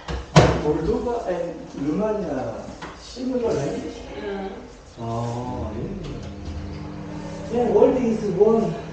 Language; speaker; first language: English; non-native, learner; Korean